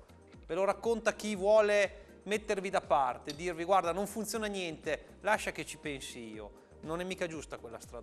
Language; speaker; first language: Italian; native; Italian